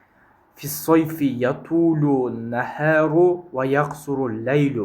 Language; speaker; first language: Arabic; non-native, fluent; Kyrgyz